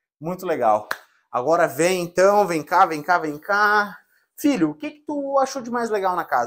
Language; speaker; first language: Portuguese; native; Portuguese